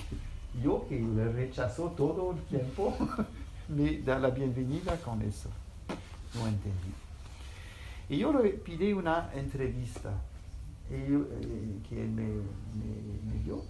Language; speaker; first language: Spanish; non-native, fluent; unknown